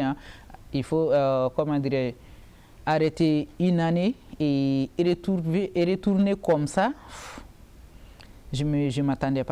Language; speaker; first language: French; non-native, local second language; Bambara